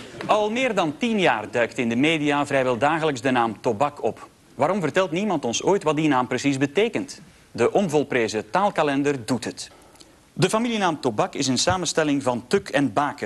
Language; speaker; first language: Dutch; native; Dutch